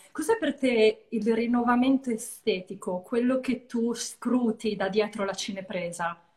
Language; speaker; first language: Italian; native; Italian